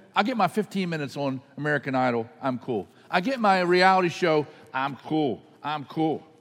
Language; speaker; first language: English; native; English